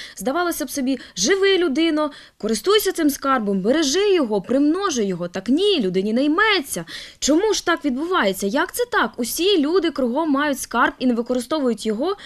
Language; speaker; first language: Ukrainian; native; Ukrainian